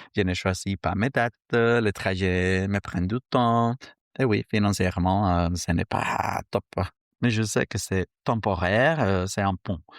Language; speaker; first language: French; non-native, fluent; Spanish